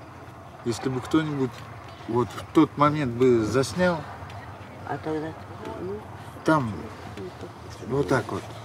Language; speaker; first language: Russian; native; Russian